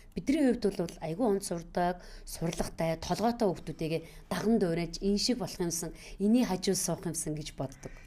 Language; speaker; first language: Mongolian; native; Mongolian